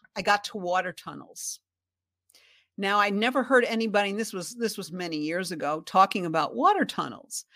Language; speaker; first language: English; native; English